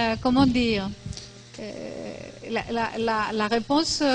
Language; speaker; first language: French; non-native, fluent; Greek